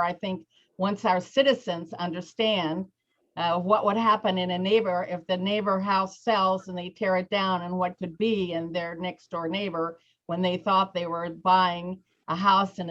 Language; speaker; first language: English; native; English